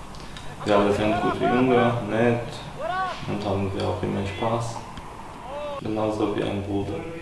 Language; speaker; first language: German; non-native, learner; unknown